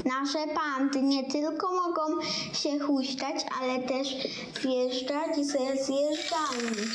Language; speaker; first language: Polish; native; Polish